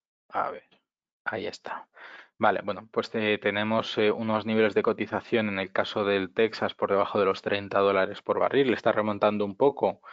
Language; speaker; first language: Spanish; native; Spanish